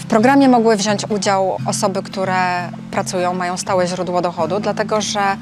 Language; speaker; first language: Polish; native; Polish